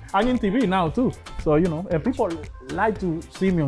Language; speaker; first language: English; non-native, fluent; Spanish